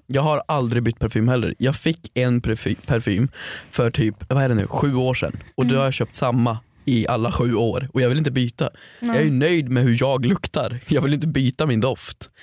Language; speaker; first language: Swedish; native; Swedish